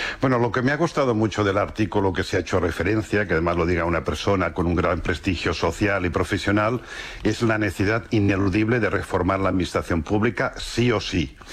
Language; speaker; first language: Spanish; non-native, local second language; Catalan